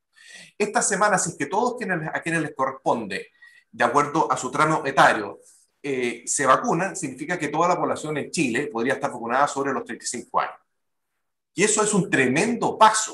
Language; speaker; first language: Spanish; native; Spanish